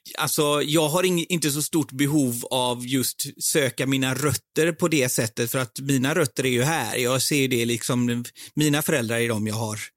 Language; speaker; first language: Swedish; native; Swedish